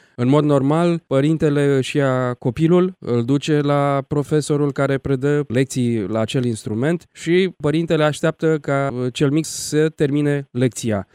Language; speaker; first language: Romanian; native; Romanian